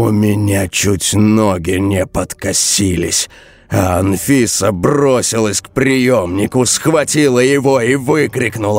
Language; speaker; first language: Russian; native; Russian